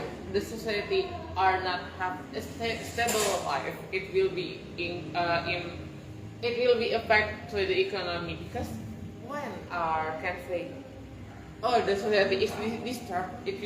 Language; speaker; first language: English; non-native, learner; Indonesian